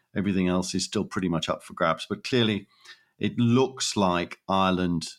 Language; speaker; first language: English; native; English